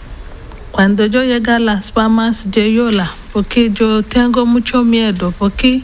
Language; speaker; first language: Spanish; non-native, learner; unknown